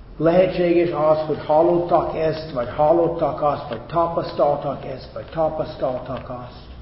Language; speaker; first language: Hungarian; non-native, fluent; English